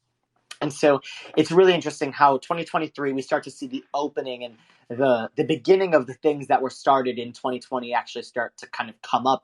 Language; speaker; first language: English; native; English